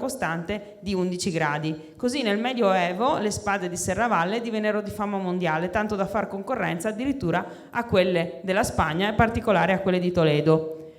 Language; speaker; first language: Italian; native; Italian